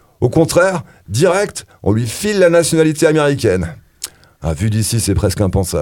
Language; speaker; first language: French; native; French